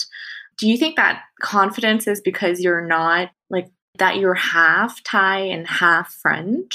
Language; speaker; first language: English; non-native, fluent; Thai